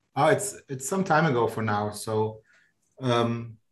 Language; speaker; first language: English; non-native, fluent; German